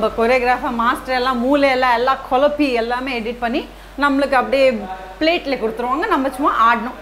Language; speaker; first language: English; non-native, local second language; Assamese